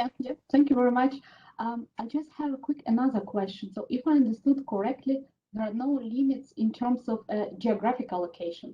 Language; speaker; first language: English; non-native, fluent; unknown